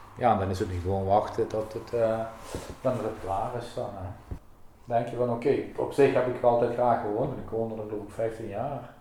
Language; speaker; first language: Dutch; native; Dutch